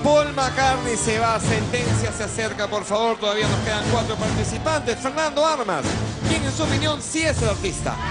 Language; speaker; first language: Spanish; native; Spanish